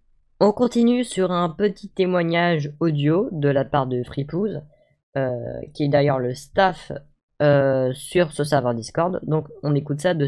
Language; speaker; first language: French; native; French